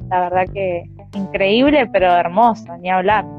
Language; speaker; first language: Spanish; native; Spanish